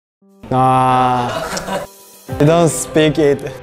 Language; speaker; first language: English; non-native, learner; Japanese